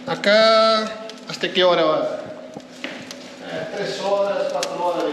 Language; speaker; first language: Spanish; non-native, learner; Portuguese